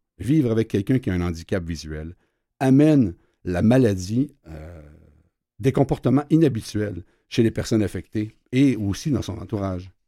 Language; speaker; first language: French; native; French